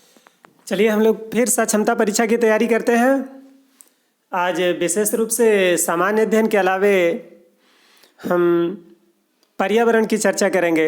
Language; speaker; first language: Hindi; non-native, local second language; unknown